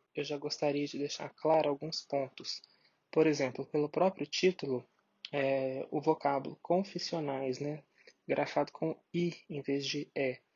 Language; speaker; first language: Portuguese; native; Portuguese